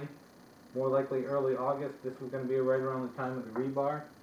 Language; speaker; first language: English; native; English